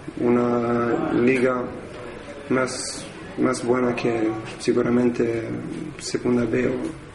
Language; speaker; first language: Spanish; non-native, learner; Serbian